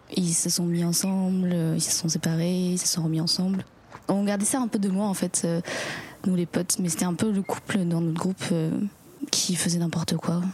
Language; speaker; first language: French; early bilingual, other home language; Chinese